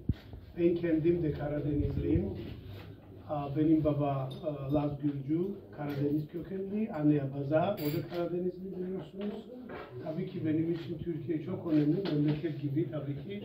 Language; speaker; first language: Turkish; non-native, learner; Georgian